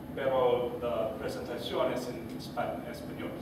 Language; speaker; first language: Spanish; non-native, learner; English